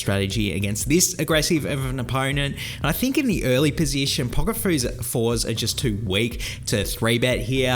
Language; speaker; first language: English; native; English